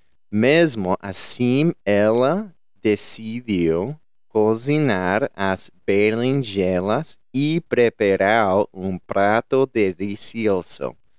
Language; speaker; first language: Portuguese; non-native, learner; English